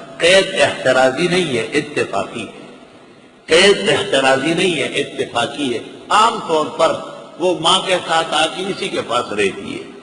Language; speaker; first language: Urdu; non-native, local second language; Pashto